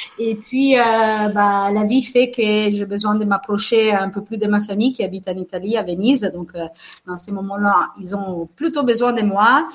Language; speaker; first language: French; non-native, fluent; Italian